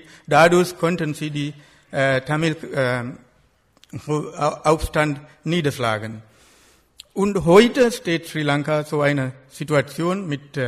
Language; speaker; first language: German; non-native, fluent; Sinhala